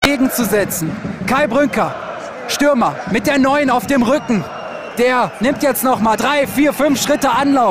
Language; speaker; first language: German; native; German